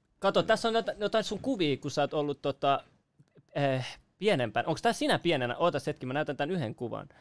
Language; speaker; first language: Finnish; native; Finnish